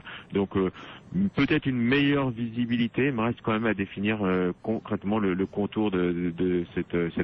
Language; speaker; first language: French; native; French